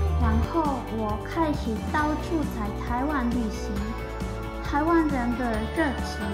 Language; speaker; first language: Chinese; non-native, learner; Spanish